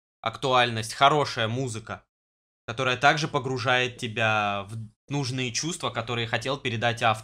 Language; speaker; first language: Russian; native; Russian